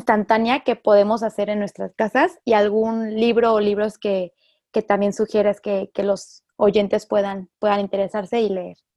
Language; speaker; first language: Spanish; native; Spanish